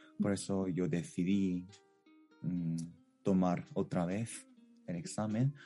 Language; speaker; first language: Spanish; non-native, fluent; Korean